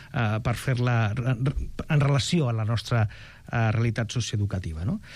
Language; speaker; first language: Catalan; non-native, local second language; Spanish